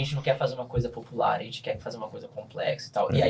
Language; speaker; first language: Portuguese; native; Portuguese